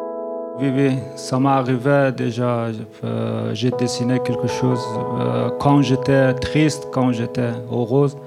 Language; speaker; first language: French; non-native, learner; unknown